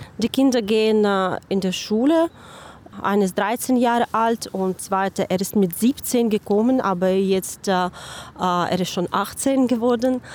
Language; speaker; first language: German; non-native, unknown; Ukrainian